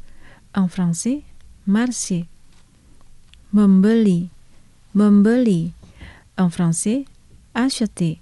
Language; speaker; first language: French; non-native, fluent; Indonesian